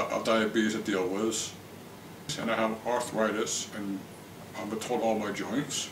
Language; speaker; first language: English; native; English